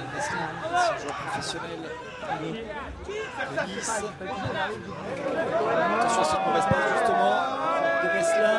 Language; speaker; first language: French; native; French